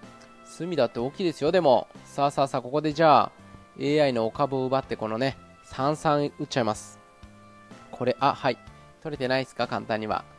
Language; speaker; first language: Japanese; native; Japanese